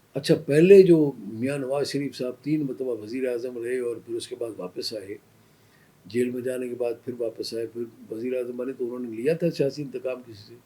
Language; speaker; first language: Urdu; non-native, local second language; Sindhi